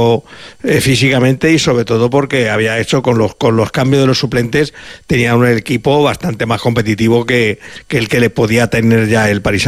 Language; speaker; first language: Spanish; native; Spanish